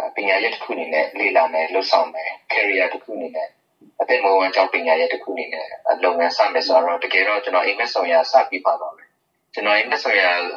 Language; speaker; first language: Burmese; non-native, local second language; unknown